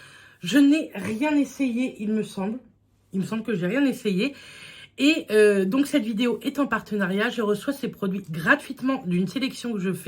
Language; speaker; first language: French; native; French